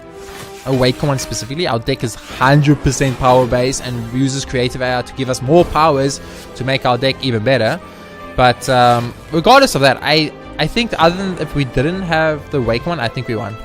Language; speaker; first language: English; native; English